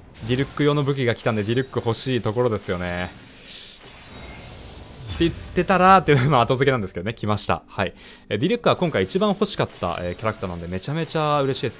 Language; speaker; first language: Japanese; native; Japanese